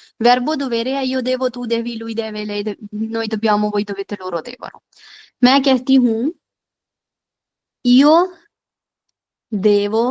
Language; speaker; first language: Italian; non-native, fluent; Urdu